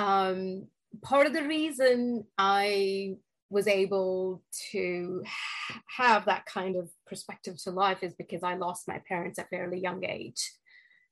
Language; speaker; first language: English; non-native, local second language; Hindi